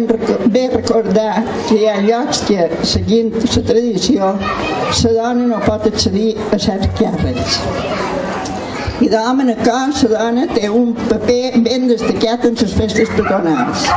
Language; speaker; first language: Catalan; native; Catalan